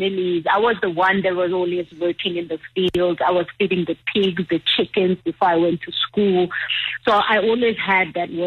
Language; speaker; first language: English; non-native, local second language; Xhosa